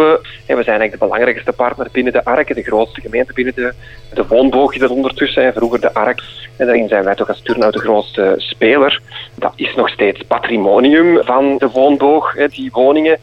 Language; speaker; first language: Dutch; native; Dutch